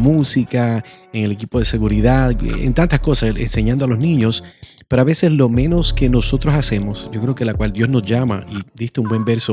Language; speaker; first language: Spanish; native; Spanish